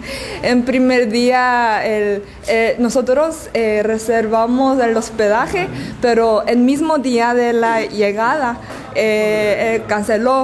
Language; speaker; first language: Spanish; non-native, learner; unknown